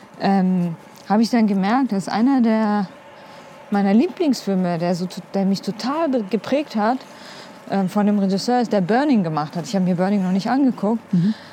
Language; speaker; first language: German; early bilingual, other home language; Kurdish